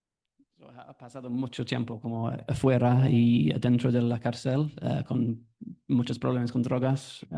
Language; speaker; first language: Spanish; non-native, fluent; English